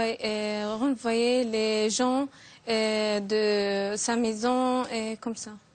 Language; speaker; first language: French; non-native, learner; Arabic